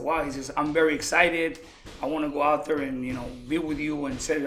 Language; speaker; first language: English; early bilingual, other home language; Spanish